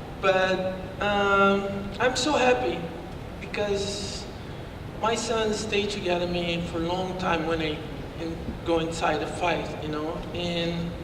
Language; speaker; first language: English; non-native, learner; Portuguese